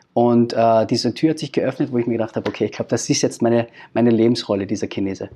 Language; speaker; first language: German; early bilingual, other home language; Filipino